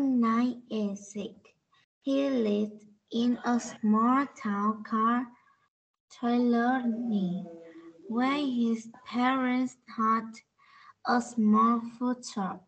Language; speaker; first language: English; non-native, learner; Vietnamese